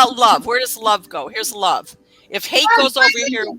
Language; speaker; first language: English; native; English